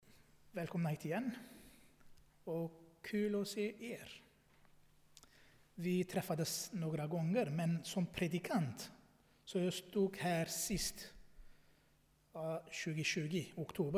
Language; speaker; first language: Swedish; non-native, fluent; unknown